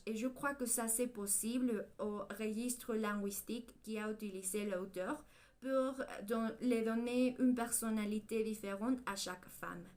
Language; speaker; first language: French; non-native, learner; Spanish